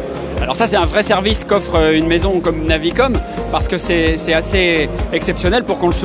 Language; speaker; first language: French; native; French